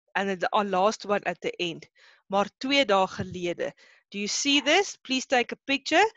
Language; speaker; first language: English; non-native, local second language; Afrikaans